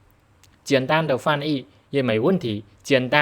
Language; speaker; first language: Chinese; non-native, fluent; Khmer